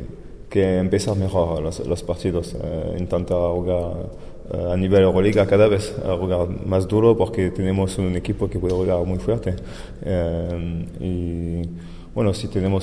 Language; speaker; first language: Spanish; non-native, fluent; French